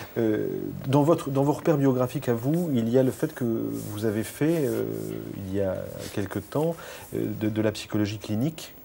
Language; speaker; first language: French; native; French